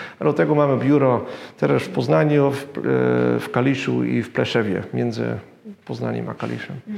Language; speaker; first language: Polish; non-native, fluent; Dutch